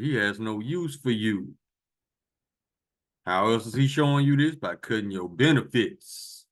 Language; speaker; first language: English; native; English